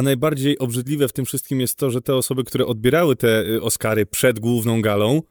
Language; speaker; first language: Polish; native; Polish